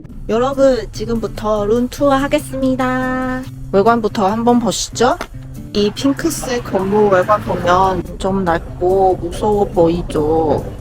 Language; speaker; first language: Korean; non-native, fluent; Chinese